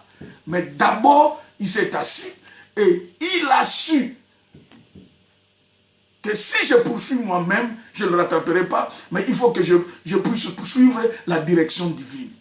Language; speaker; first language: French; non-native, local second language; Lingala